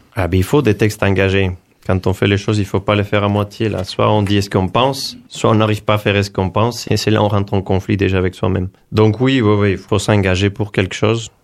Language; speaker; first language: French; non-native, fluent; Spanish